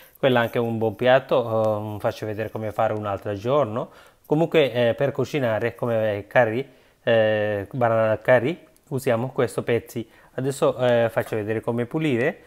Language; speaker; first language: Italian; non-native, learner; Sinhala